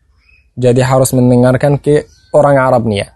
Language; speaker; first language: Indonesian; non-native, fluent; Arabic